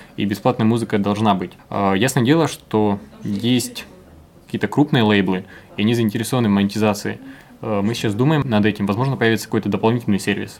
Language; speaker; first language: Russian; native; Russian